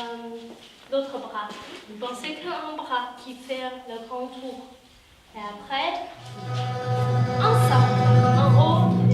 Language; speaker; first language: French; non-native, fluent; Chinese